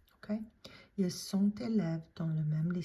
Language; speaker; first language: French; non-native, fluent; English